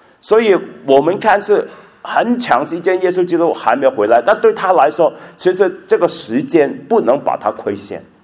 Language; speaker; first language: Chinese; non-native, local second language; Cantonese